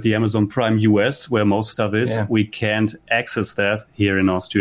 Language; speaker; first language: English; non-native, fluent; German